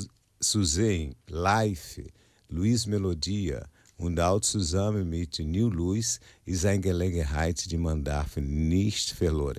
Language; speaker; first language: German; non-native, learner; Portuguese